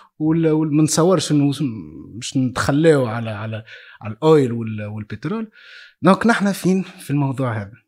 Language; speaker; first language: Arabic; native; Arabic